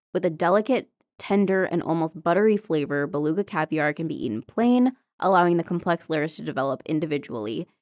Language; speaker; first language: English; native; English